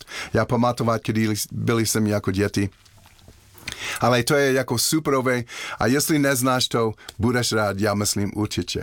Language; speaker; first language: Czech; non-native, learner; English